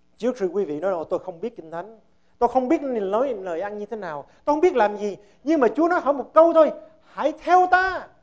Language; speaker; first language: Vietnamese; early bilingual, heritage; Vietnamese